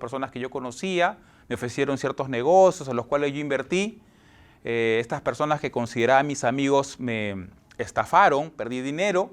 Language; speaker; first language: Spanish; native; Spanish